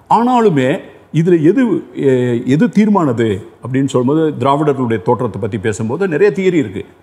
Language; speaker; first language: Tamil; native; Tamil